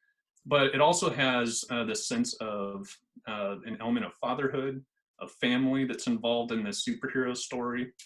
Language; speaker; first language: English; native; English